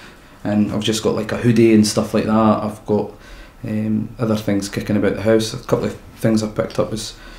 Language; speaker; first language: English; native; English